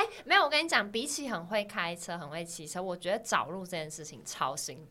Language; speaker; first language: Chinese; native; Chinese